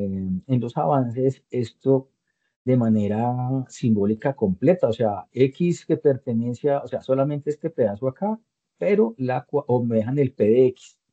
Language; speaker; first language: Spanish; native; Spanish